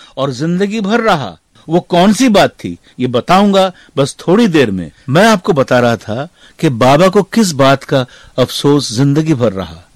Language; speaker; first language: Hindi; native; Hindi